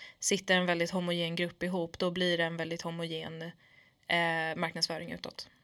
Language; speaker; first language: Swedish; early bilingual, other home language; Kurdish